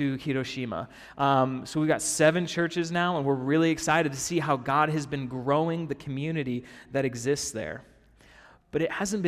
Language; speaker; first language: English; native; English